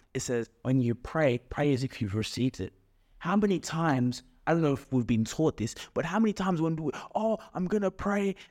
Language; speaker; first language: English; native; English